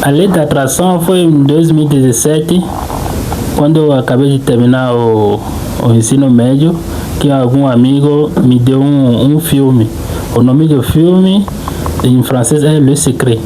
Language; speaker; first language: Portuguese; non-native, fluent; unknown